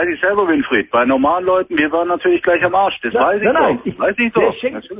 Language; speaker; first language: German; native; German